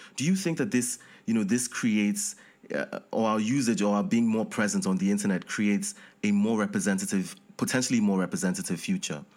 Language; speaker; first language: English; non-native, local second language; Yoruba